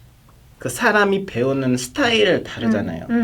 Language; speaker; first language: Korean; non-native, fluent; Kinyarwanda